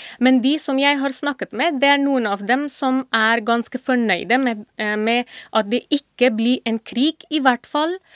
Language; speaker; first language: Norwegian; non-native, fluent; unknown